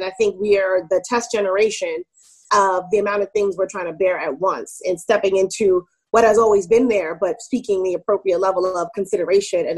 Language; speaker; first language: English; native; English